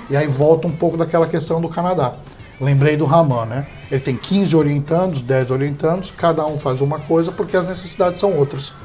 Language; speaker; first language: Portuguese; early bilingual, heritage; English